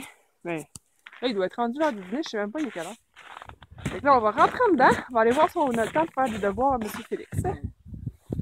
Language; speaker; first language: French; native; French